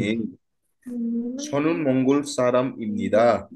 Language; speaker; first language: Korean; non-native, learner; Nepali